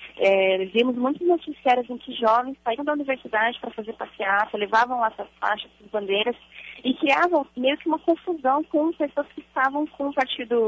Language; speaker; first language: Portuguese; native; Portuguese